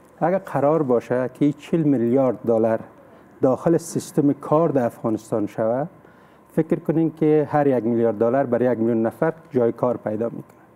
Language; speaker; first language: Persian; native; Persian